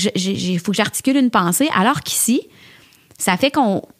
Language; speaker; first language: French; native; French